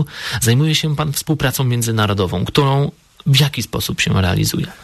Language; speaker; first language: Polish; native; Polish